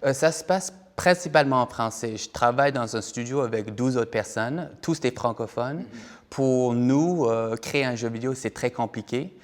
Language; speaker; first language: French; non-native, fluent; English